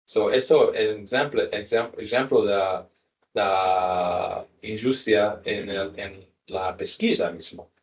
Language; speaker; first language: Spanish; non-native, learner; English